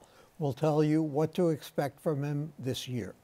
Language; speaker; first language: English; native; English